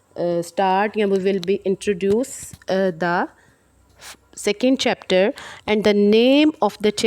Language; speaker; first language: English; non-native, local second language; Urdu